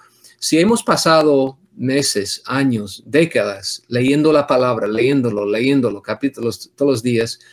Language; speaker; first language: Spanish; non-native, fluent; English